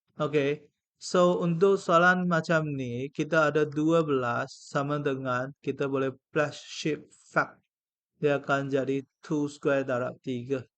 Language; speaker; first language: Malay; non-native, local second language; Chinese